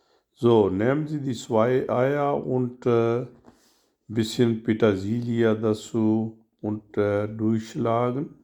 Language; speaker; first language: German; non-native, learner; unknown